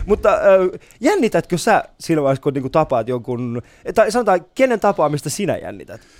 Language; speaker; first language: Finnish; early bilingual, other home language; Persian